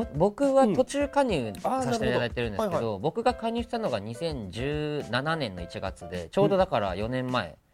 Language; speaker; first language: Japanese; native; Japanese